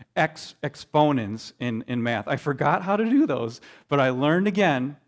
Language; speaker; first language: English; native; English